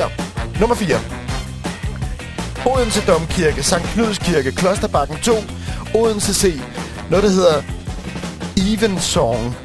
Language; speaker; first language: Danish; native; Danish